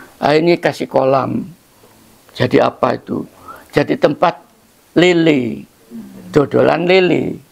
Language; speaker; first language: Indonesian; non-native, local second language; Javanese